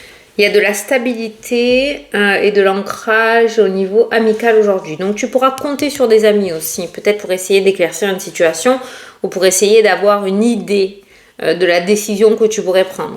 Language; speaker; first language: French; native; French